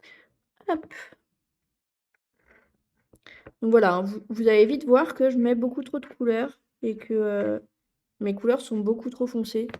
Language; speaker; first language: French; native; French